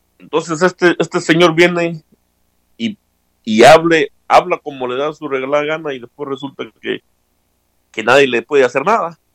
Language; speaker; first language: Spanish; native; Spanish